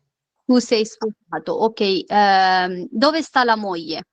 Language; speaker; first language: Italian; non-native, fluent; Urdu